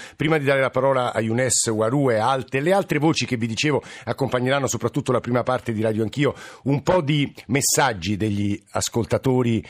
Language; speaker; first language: Italian; native; Italian